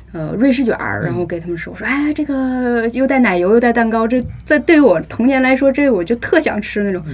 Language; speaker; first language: Chinese; native; Chinese